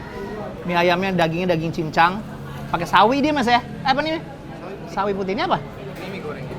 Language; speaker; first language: Indonesian; native; Indonesian